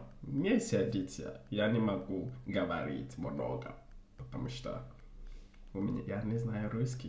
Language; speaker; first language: Russian; non-native, learner; English